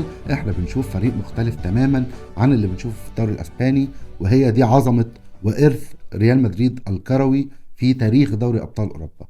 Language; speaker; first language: Arabic; native; Arabic